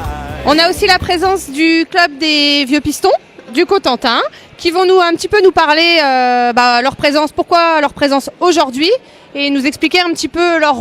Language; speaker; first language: French; native; French